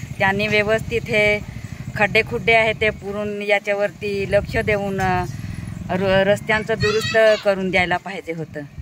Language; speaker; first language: Marathi; non-native, local second language; Bhili